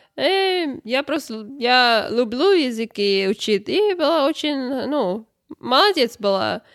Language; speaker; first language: Russian; non-native, learner; English